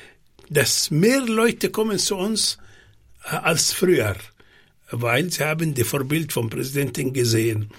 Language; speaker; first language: German; non-native, fluent; Arabic